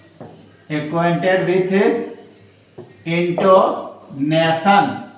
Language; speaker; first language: English; non-native, local second language; Hindi